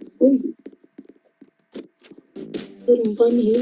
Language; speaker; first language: Turkish; native; Turkish